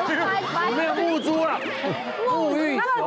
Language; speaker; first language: Chinese; native; Chinese